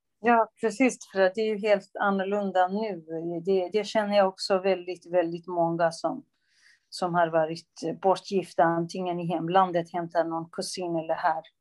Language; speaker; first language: Swedish; non-native, local second language; Kurdish